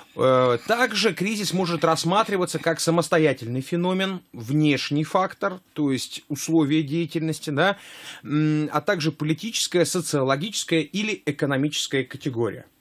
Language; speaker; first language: Russian; native; Russian